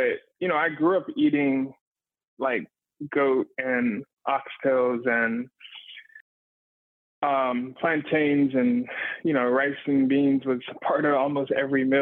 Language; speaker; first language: English; native; English